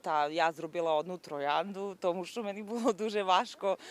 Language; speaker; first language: Ukrainian; non-native, learner; Serbian